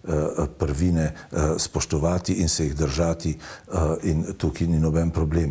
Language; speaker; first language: Slovenian; native; Slovenian